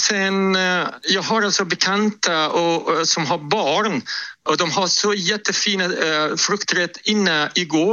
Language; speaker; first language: Swedish; non-native, fluent; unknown